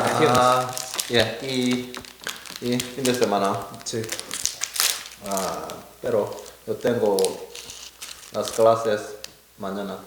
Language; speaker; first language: Spanish; non-native, learner; Korean